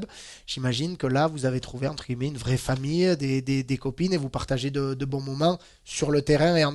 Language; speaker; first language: French; native; French